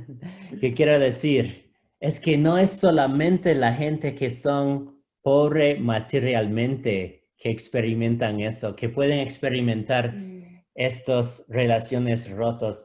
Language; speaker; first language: Spanish; non-native, fluent; English